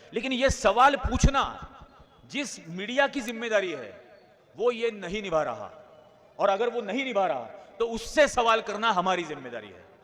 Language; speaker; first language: Hindi; non-native, local second language; Marathi